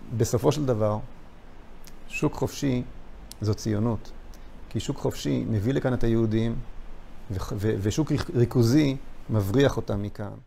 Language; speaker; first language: Hebrew; native; Hebrew